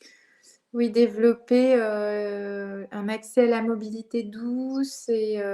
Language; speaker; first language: French; native; French